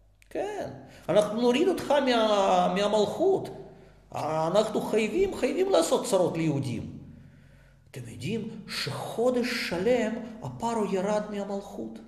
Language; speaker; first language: Hebrew; non-native, fluent; Russian